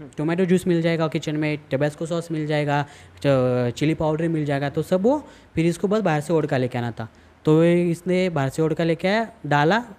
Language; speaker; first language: Hindi; non-native, local second language; Marathi